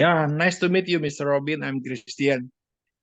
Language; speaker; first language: English; non-native, learner; Indonesian